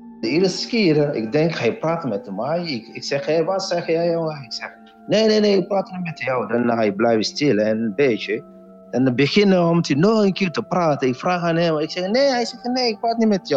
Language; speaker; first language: Dutch; non-native, fluent; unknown